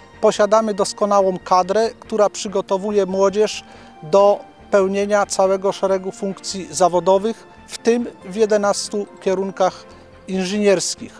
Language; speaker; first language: Polish; native; Polish